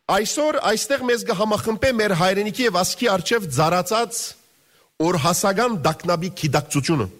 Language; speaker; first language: Armenian; early bilingual, heritage; Armenian